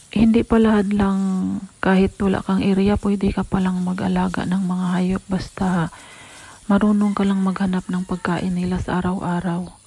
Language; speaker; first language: Filipino; non-native, local second language; Cebuano